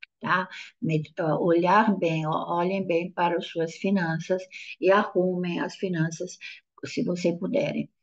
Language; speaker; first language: Portuguese; non-native, fluent; Italian